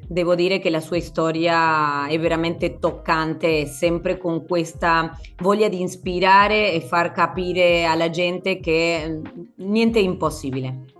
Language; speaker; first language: Italian; non-native, fluent; Spanish